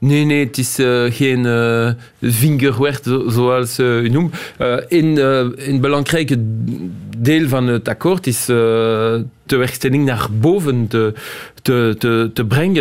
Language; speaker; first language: Dutch; non-native, local second language; French